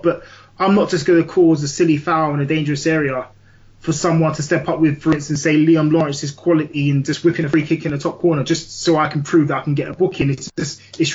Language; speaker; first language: English; native; English